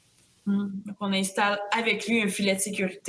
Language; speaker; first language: French; native; French